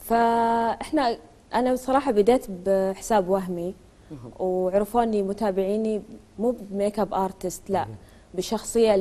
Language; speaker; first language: Arabic; native; Arabic